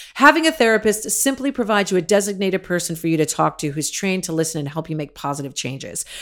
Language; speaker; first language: English; native; English